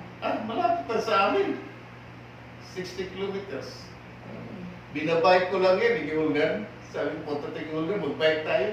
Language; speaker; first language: Filipino; non-native, local second language; Cebuano